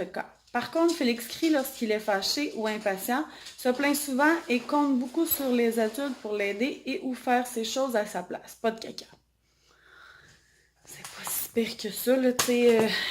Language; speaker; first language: French; native; French